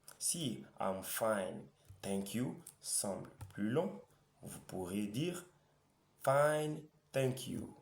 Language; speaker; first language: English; non-native, fluent; French